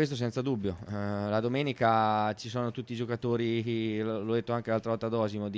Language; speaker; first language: Italian; native; Italian